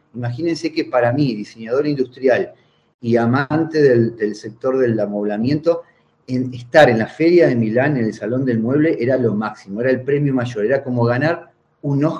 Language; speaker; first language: Spanish; native; Spanish